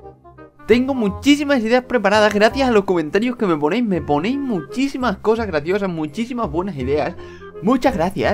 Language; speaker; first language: Spanish; native; Spanish